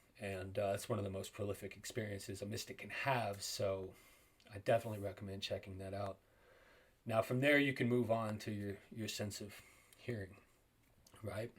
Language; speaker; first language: English; native; English